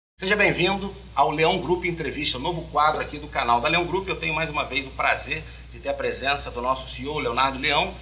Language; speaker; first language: Portuguese; native; Portuguese